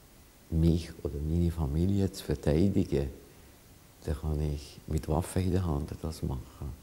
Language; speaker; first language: German; non-native, fluent; Hungarian